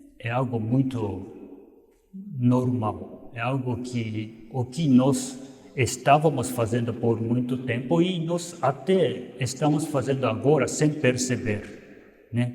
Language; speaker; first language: Portuguese; non-native, fluent; Japanese